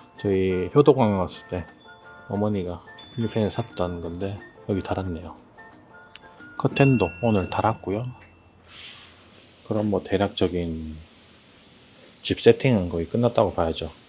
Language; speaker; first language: Korean; native; Korean